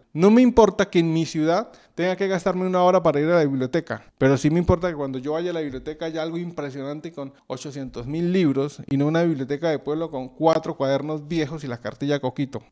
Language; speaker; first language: Spanish; native; Spanish